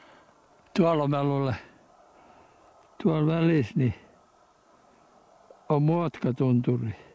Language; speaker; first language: Finnish; native; Finnish